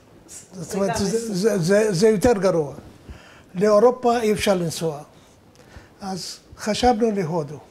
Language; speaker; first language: Hebrew; non-native, fluent; Arabic